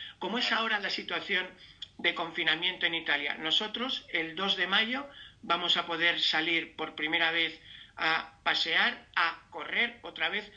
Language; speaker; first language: Spanish; native; Spanish